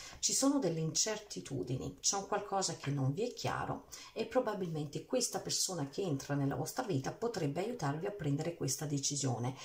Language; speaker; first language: Italian; early bilingual, heritage; Italian